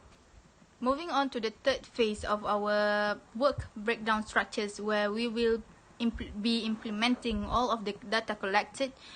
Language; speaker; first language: English; non-native, local second language; Malay